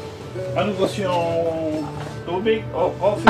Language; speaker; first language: Filipino; non-native, learner; Punjabi